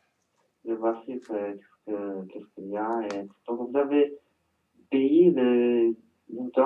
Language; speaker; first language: French; non-native, learner; Chinese